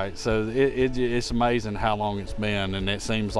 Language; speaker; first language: English; native; English